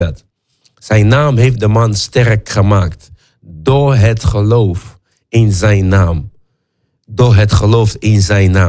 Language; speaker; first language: Dutch; non-native, fluent; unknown